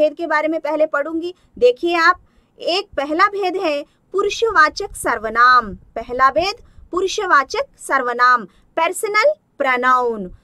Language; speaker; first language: Hindi; non-native, local second language; Telugu